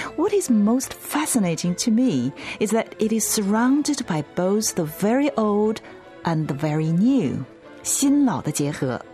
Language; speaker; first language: English; non-native, fluent; Chinese